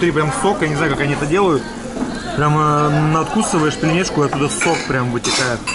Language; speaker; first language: Russian; native; Russian